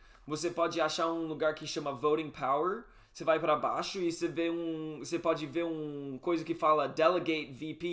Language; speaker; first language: Portuguese; non-native, fluent; English